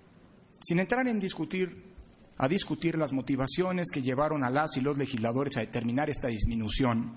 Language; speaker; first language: Spanish; native; Spanish